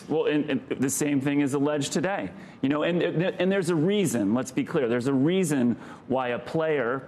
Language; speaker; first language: English; native; English